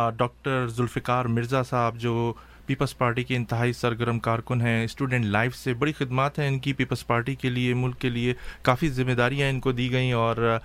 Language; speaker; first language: Urdu; native; Urdu